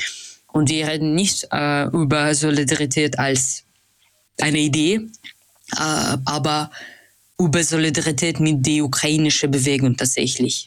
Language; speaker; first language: German; non-native, fluent; Russian